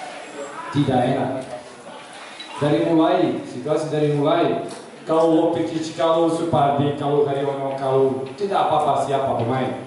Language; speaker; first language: Indonesian; non-native, learner; Serbian